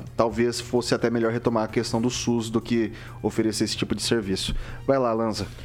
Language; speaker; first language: Portuguese; native; Portuguese